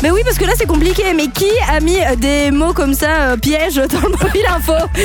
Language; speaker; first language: French; native; French